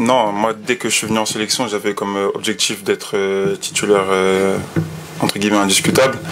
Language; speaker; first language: French; native; French